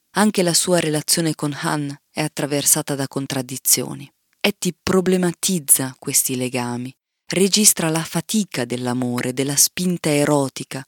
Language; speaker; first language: Italian; native; Italian